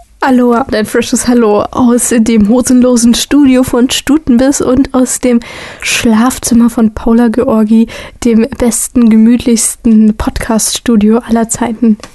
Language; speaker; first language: German; native; German